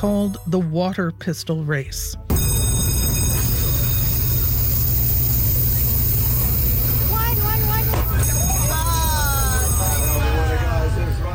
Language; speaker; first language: English; native; English